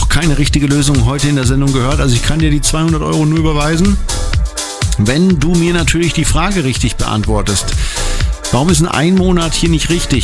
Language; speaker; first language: German; native; German